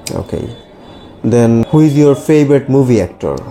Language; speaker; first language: English; non-native, fluent; Bangla